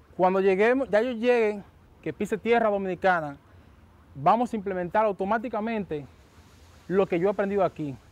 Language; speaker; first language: Spanish; native; Spanish